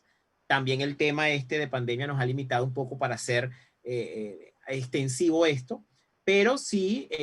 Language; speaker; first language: Spanish; native; Spanish